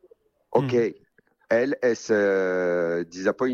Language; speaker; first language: Spanish; non-native, fluent; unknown